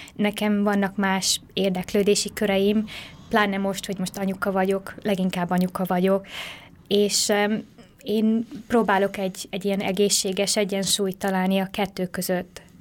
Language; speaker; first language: Hungarian; early bilingual, heritage; Hungarian